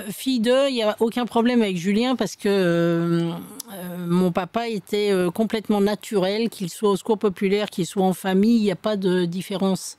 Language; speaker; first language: French; native; French